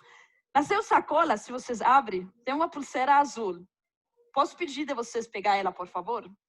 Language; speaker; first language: Portuguese; non-native, fluent; Arabic